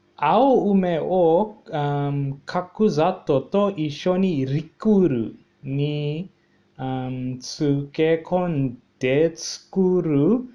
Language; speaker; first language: Japanese; non-native, learner; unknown